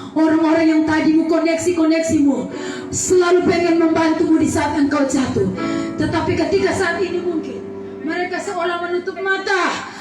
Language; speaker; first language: Indonesian; native; Indonesian